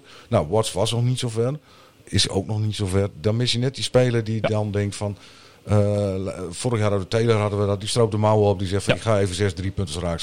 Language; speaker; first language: Dutch; native; Dutch